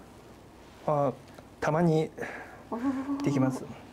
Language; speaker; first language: Japanese; non-native, learner; Chinese